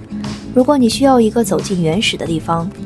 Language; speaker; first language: Chinese; native; Chinese